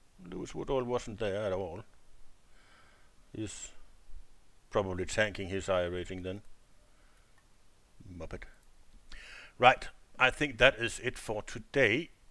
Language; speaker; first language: English; non-native, fluent; Danish